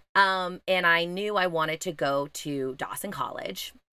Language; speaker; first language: English; native; English